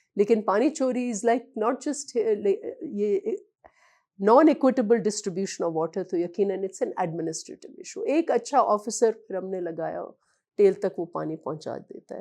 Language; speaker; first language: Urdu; non-native, local second language; Sindhi